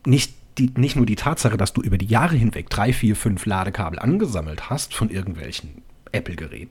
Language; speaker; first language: German; native; German